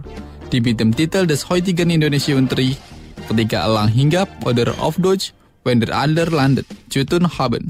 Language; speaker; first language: German; non-native, fluent; Indonesian